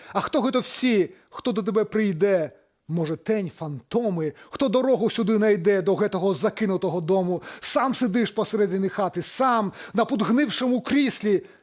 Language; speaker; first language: Belarusian; native; Belarusian